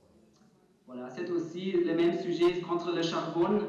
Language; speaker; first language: French; non-native, fluent; German